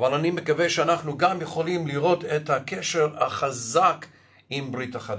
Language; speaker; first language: Hebrew; non-native, fluent; English